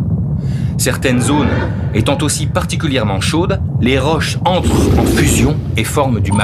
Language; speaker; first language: French; native; French